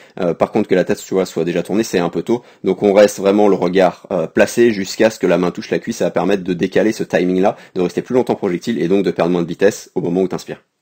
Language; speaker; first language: French; native; French